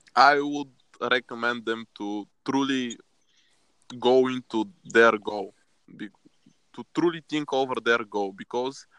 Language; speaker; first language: English; non-native, fluent; Bulgarian